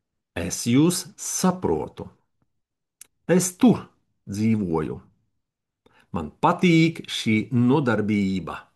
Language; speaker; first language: Latvian; non-native, learner; Russian